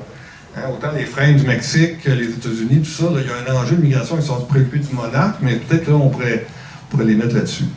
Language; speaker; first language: French; native; French